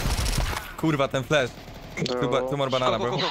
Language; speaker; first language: Polish; native; Polish